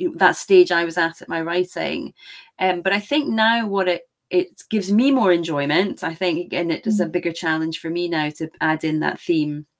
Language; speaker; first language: English; native; English